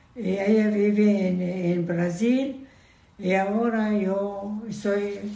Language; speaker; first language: Spanish; non-native, learner; Persian